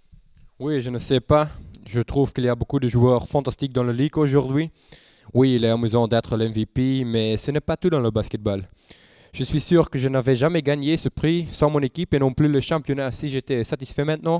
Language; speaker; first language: French; non-native, local second language; Dutch